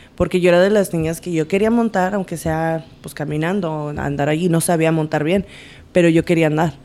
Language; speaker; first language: Spanish; early bilingual, heritage; Spanish